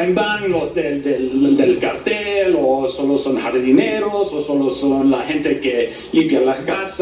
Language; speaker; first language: Spanish; early bilingual, heritage; Spanish